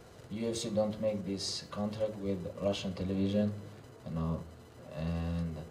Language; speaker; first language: English; non-native, learner; Russian